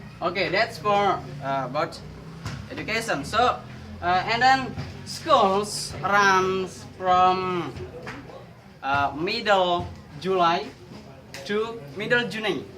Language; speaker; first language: English; non-native, learner; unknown